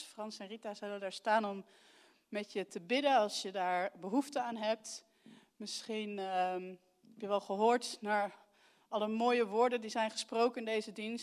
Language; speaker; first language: Dutch; native; Dutch